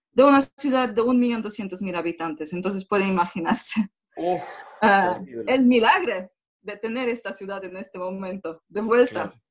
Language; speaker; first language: Spanish; non-native, fluent; Polish